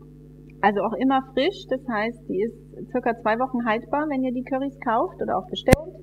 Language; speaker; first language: German; native; German